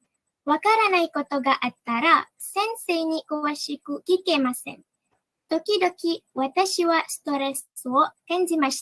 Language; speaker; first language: Japanese; non-native, learner; Malay